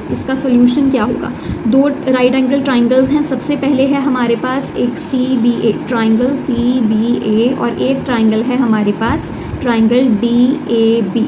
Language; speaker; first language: Hindi; native; Hindi